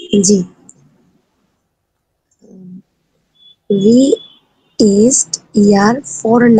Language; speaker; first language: German; non-native, learner; Bangla